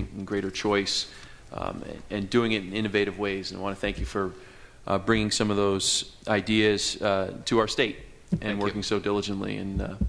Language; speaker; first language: English; native; English